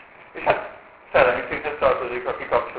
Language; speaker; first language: Hungarian; native; Hungarian